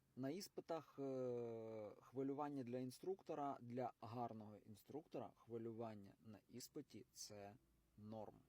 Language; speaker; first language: Ukrainian; non-native, local second language; Russian